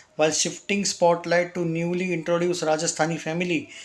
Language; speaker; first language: English; non-native, local second language; Hindi